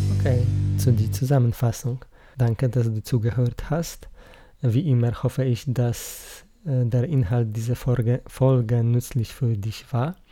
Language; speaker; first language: German; non-native, learner; Polish